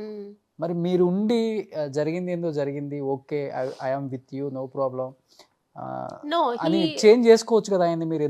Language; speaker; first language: Telugu; native; Telugu